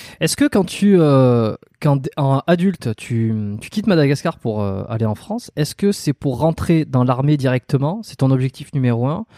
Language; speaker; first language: French; native; French